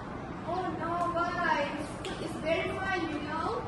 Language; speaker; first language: English; non-native, learner; Malay